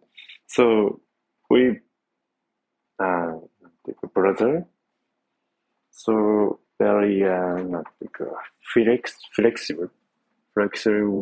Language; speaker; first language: English; non-native, learner; Japanese